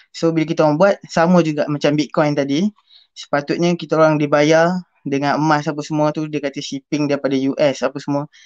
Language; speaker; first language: Malay; native; Malay